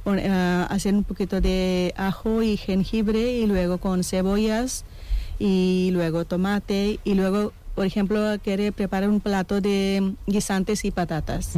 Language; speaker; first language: Spanish; non-native, learner; Punjabi